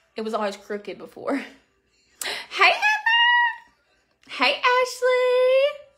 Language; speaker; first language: English; native; English